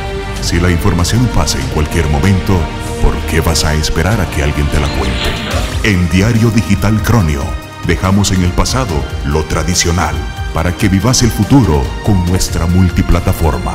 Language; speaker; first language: Spanish; native; Spanish